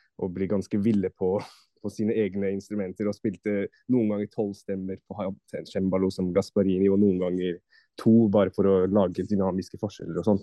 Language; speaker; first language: Norwegian; non-native, fluent; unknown